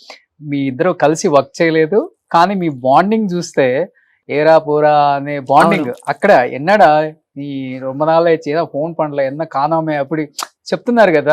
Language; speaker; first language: Telugu; native; Telugu